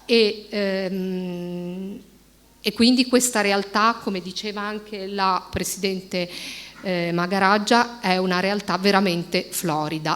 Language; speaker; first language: Italian; native; Italian